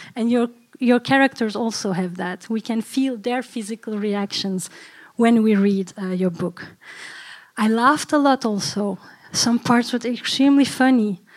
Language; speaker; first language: English; early bilingual, other home language; Turkish